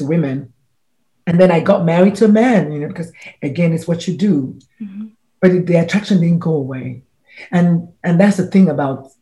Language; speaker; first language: English; non-native, local second language; Igbo